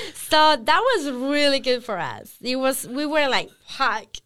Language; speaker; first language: English; non-native, learner; Spanish